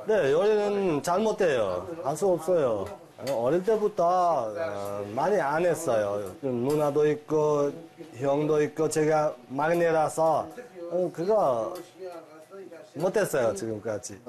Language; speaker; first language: Korean; non-native, learner; Uzbek